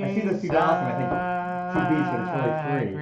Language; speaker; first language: English; native; English